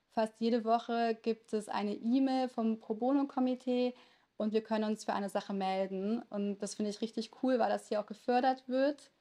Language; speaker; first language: German; native; German